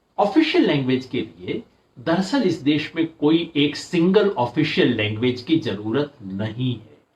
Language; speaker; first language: Hindi; native; Hindi